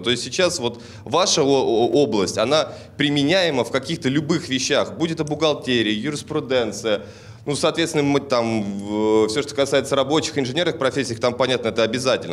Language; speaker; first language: Russian; native; Russian